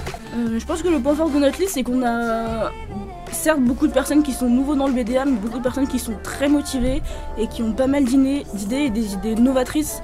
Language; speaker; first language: French; native; French